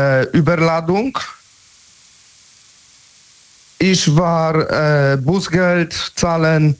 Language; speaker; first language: German; non-native, learner; Polish